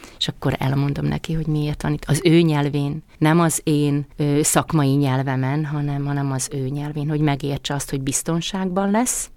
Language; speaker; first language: Hungarian; native; Hungarian